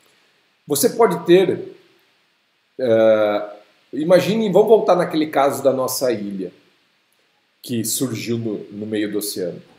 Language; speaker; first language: Portuguese; native; Portuguese